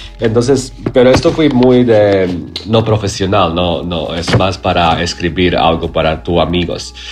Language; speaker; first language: Spanish; non-native, learner; Croatian